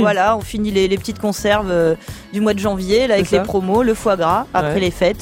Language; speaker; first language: French; native; French